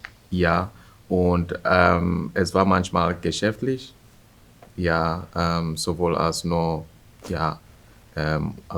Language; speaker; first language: German; non-native, fluent; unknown